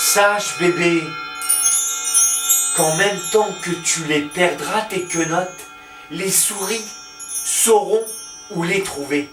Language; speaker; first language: French; native; French